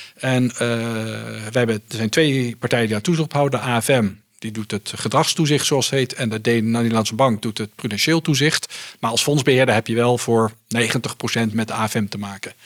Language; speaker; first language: Dutch; early bilingual, heritage; Dutch